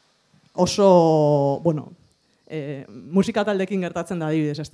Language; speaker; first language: Basque; native; Basque